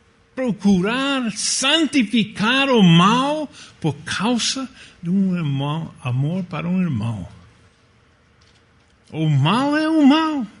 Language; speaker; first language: Portuguese; non-native, fluent; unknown